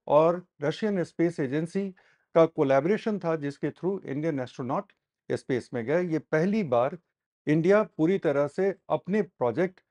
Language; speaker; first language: Hindi; native; Hindi